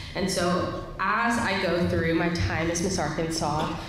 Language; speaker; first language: English; native; English